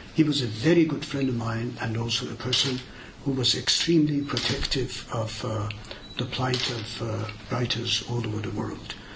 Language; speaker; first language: English; non-native, fluent; Azerbaijani